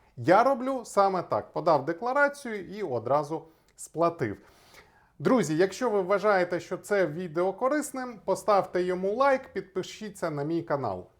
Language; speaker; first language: Ukrainian; non-native, local second language; Russian